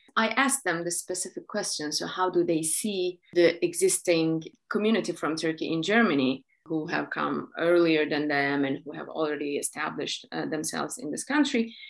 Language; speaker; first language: English; non-native, fluent; Turkish